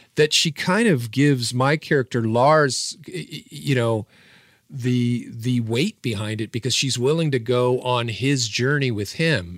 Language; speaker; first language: English; native; English